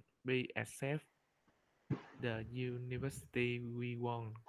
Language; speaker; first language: English; non-native, learner; Vietnamese